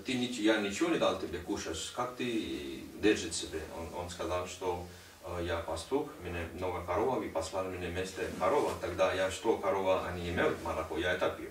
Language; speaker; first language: Russian; non-native, learner; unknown